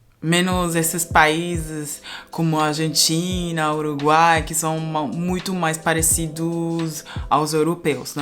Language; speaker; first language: Portuguese; non-native, fluent; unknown